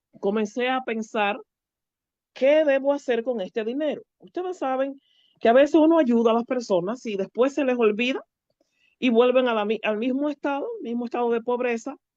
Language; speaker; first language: Spanish; native; Spanish